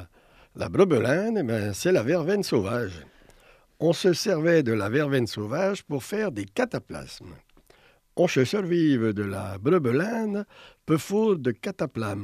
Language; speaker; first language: French; native; French